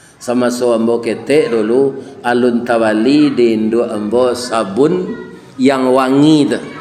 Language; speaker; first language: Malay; non-native, local second language; Minangkabau